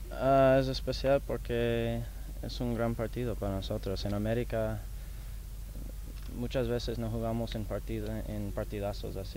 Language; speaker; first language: Spanish; non-native, learner; English